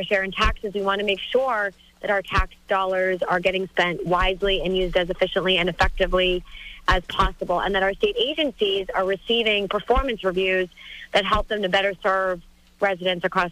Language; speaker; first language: English; native; English